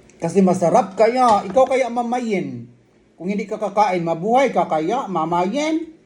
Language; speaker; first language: Filipino; non-native, local second language; Cebuano